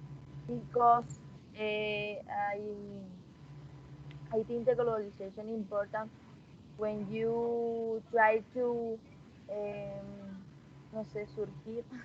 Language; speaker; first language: English; non-native, learner; Spanish